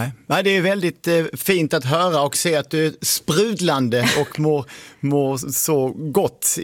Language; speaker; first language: Swedish; native; Swedish